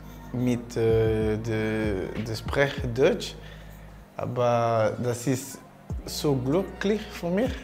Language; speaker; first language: German; non-native, learner; French